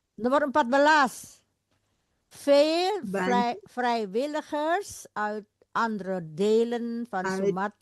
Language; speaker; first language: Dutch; non-native, fluent; Indonesian